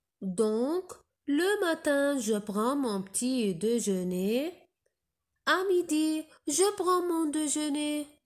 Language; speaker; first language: French; non-native, local second language; Arabic